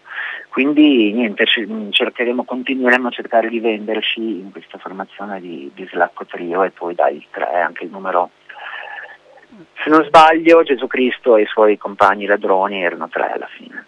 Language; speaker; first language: Italian; native; Italian